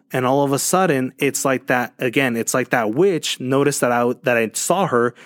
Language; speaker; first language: English; early bilingual, other home language; Spanish